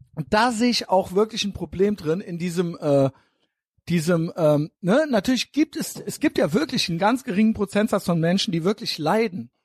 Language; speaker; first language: German; native; German